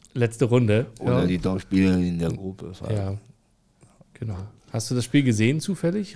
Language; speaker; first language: German; native; German